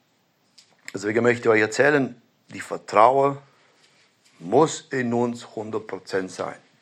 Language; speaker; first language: German; non-native, fluent; Romanian